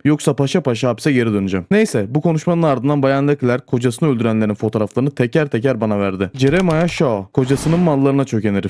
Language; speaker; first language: Turkish; native; Turkish